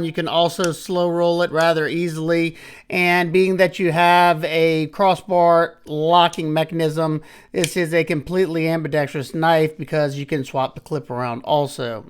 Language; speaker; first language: English; native; English